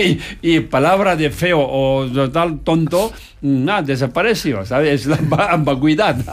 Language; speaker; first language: Spanish; non-native, learner; Tibetan